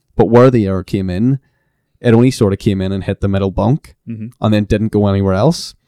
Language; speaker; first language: English; native; English